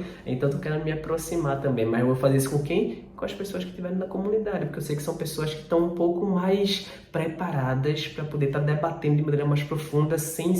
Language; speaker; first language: Portuguese; native; Portuguese